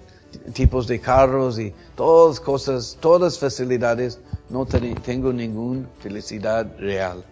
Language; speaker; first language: Spanish; non-native, fluent; English